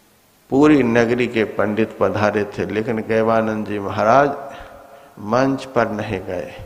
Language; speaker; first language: Hindi; native; Hindi